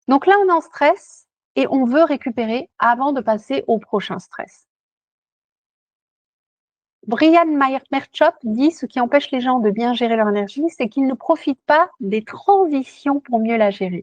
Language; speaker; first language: French; native; French